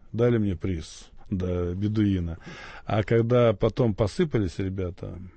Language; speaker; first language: Russian; native; Russian